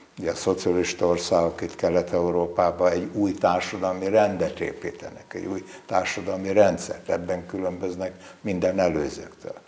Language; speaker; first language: Hungarian; native; Hungarian